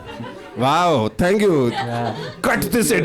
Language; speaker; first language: Kannada; non-native, local second language; Punjabi